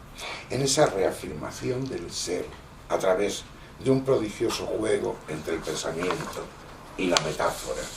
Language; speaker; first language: Spanish; native; Spanish